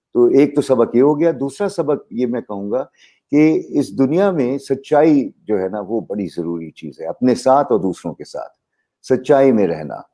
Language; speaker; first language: Urdu; native; Urdu